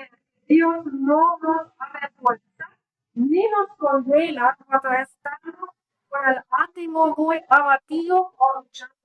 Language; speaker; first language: Spanish; non-native, learner; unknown